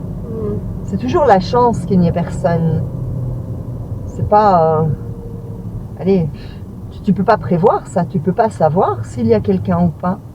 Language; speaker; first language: French; native; French